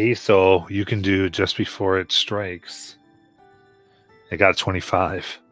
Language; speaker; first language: English; native; English